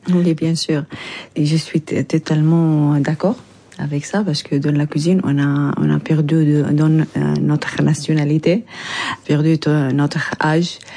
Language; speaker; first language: French; non-native, learner; Arabic